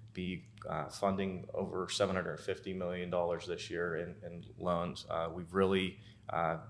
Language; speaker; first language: English; native; English